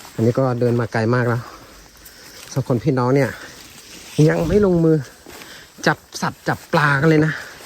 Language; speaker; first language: Thai; non-native, local second language; Karen languages